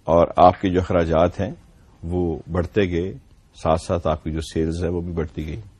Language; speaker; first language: Urdu; non-native, local second language; Punjabi